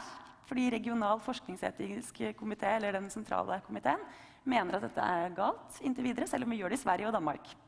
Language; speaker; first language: Norwegian; native; Norwegian